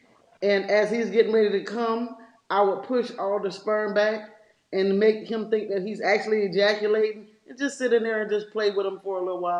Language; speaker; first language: English; native; English